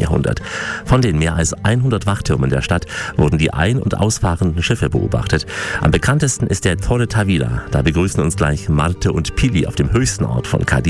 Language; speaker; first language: German; native; German